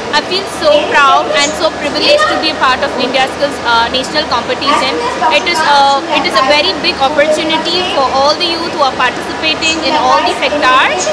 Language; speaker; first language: English; non-native, local second language; Tamil